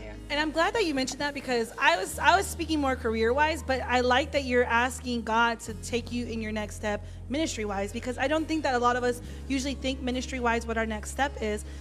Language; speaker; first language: English; early bilingual, other home language; Spanish